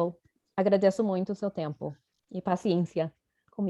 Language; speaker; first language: Portuguese; non-native, fluent; English